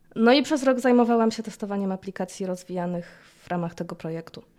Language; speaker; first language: Polish; native; Polish